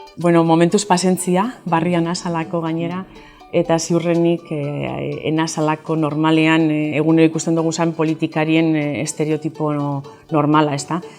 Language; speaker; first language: Basque; native; Basque